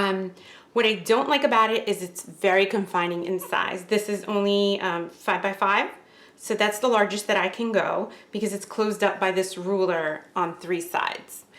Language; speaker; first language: English; native; English